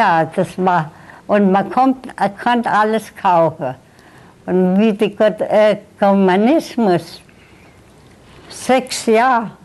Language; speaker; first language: German; early bilingual, heritage; German